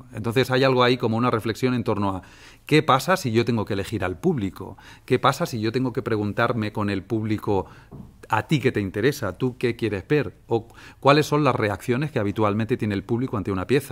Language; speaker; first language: Spanish; native; Spanish